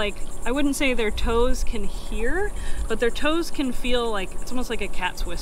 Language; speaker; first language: English; native; English